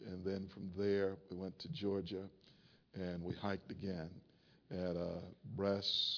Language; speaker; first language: English; native; English